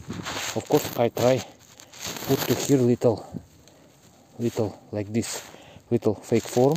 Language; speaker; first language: English; non-native, learner; Russian